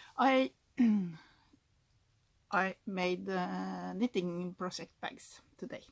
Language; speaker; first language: English; non-native, learner; Norwegian